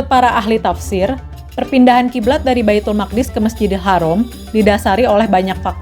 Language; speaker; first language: Indonesian; native; Indonesian